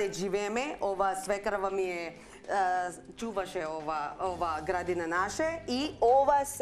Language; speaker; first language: Macedonian; non-native, learner; Filipino